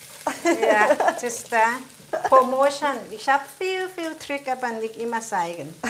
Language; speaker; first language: German; non-native, learner; Thai